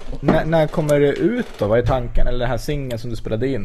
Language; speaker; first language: Swedish; native; Swedish